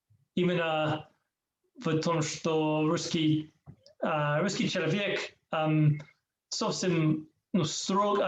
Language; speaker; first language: Russian; non-native, learner; English